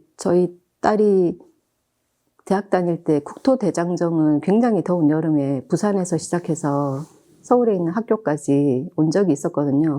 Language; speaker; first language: Korean; native; Korean